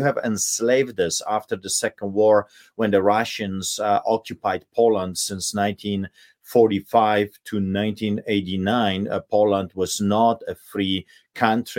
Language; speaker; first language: English; non-native, fluent; Polish